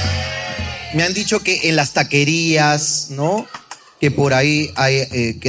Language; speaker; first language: Spanish; native; Spanish